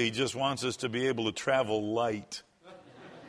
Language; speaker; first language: English; native; English